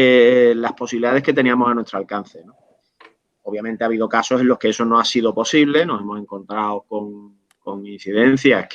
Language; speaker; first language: Spanish; native; Spanish